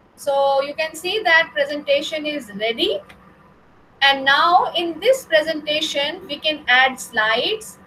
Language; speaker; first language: English; non-native, local second language; Hindi